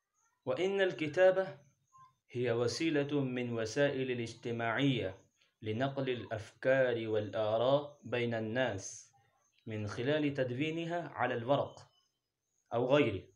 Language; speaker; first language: Arabic; non-native, fluent; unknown